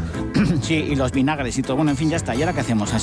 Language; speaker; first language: Spanish; native; Spanish